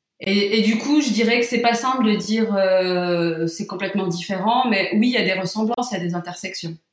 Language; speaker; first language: French; non-native, local second language; Arabic